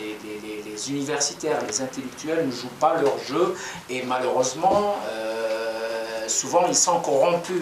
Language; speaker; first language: French; non-native, local second language; Kabyle